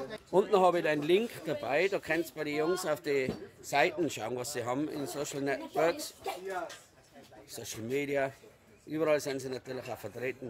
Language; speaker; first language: German; native; German